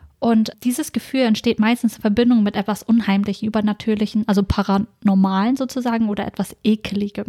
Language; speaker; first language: German; early bilingual, other home language; Vietnamese